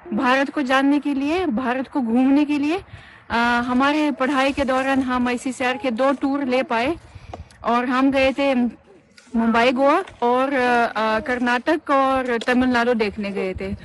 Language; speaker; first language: Hindi; non-native, fluent; Russian